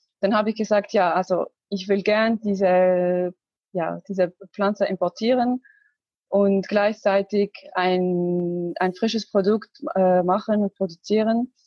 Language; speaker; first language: German; non-native, learner; Arabic